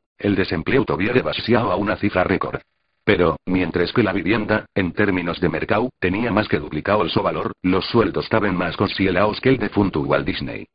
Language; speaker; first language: Asturian; non-native, local second language; Spanish